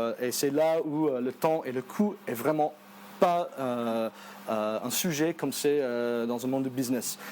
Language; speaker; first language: French; non-native, fluent; English